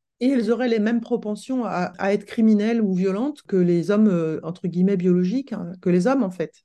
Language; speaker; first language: French; native; French